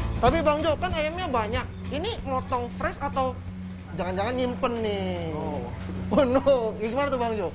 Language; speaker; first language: Indonesian; native; Indonesian